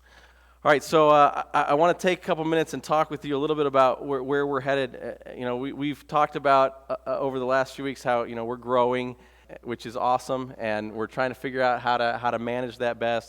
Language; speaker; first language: English; native; English